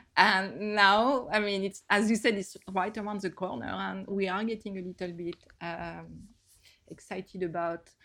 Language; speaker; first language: English; non-native, fluent; French